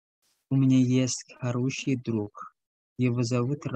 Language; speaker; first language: Russian; non-native, learner; Indonesian